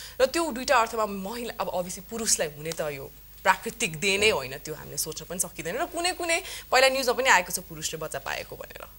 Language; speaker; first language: Nepali; early bilingual, heritage; Nepali